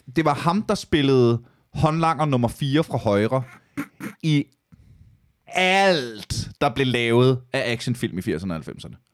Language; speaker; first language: Danish; native; Danish